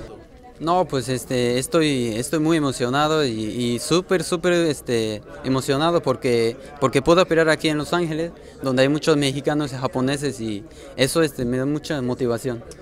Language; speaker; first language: Spanish; non-native, learner; Japanese